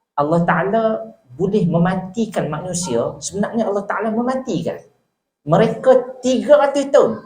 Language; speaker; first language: Malay; native; Malay